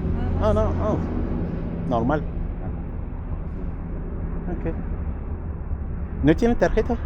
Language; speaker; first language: Spanish; non-native, learner; English